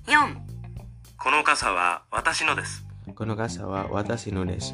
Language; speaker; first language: Japanese; non-native, fluent; Indonesian